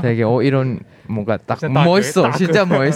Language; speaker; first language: Korean; non-native, fluent; Chinese